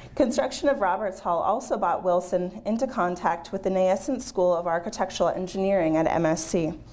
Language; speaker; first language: English; native; English